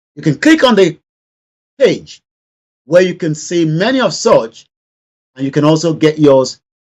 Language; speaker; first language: English; non-native, local second language; Yoruba